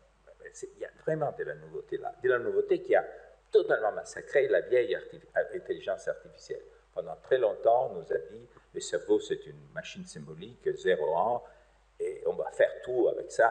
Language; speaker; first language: French; native; French